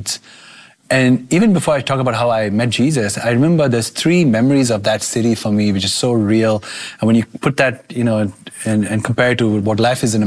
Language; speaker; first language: English; non-native, local second language; Bangla